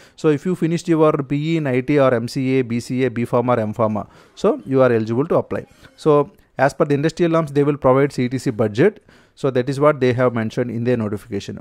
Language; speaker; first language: English; non-native, local second language; Telugu